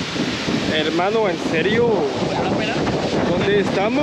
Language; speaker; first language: Spanish; non-native, learner; French